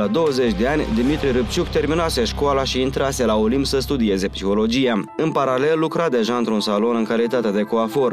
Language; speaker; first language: Romanian; native; Romanian